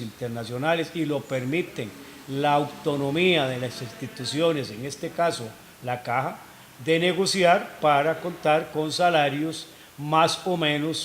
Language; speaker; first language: Spanish; native; Spanish